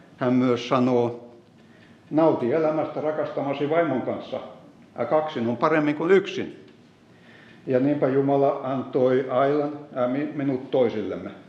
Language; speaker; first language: Finnish; native; Finnish